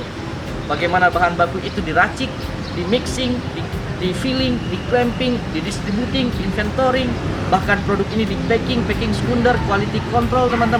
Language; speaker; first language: Indonesian; native; Indonesian